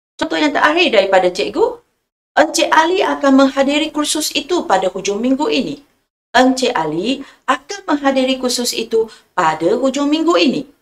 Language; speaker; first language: Malay; non-native, local second language; Chinese